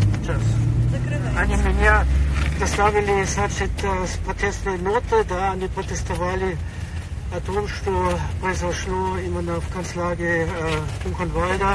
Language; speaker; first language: Russian; non-native, fluent; German